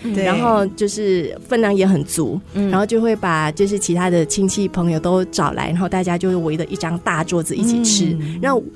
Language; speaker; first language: Chinese; native; Chinese